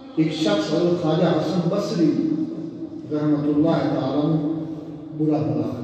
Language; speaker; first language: Urdu; non-native, local second language; Punjabi